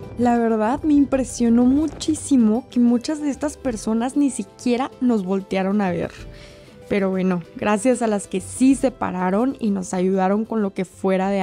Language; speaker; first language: Spanish; native; Spanish